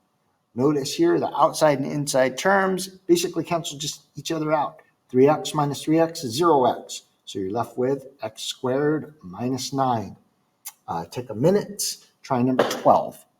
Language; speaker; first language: English; native; English